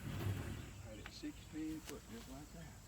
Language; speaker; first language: English; native; English